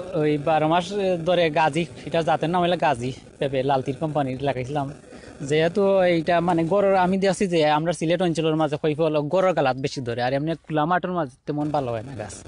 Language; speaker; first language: Bangla; native; Bangla